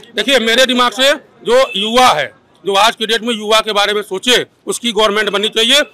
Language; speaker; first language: Hindi; native; Hindi